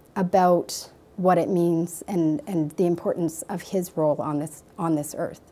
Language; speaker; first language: English; native; English